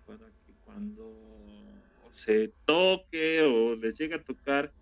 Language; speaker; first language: Spanish; native; Spanish